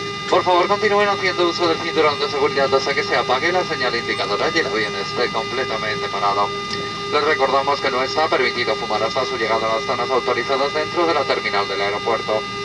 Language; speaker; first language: Spanish; native; Spanish